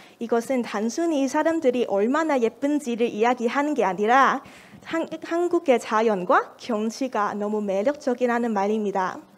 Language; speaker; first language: Korean; non-native, fluent; Cantonese